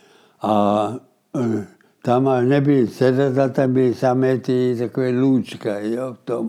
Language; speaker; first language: Czech; early bilingual, heritage; Czech